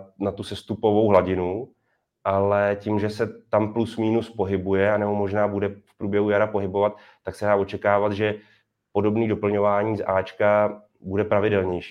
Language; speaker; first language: Czech; native; Czech